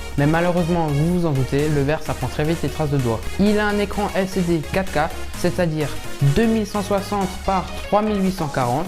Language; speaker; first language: French; native; French